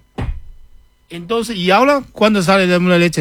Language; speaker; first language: Spanish; non-native, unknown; Chinese